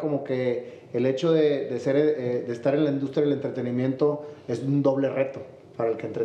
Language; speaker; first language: Spanish; native; Spanish